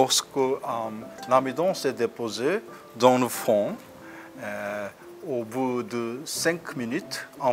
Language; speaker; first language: French; non-native, fluent; Korean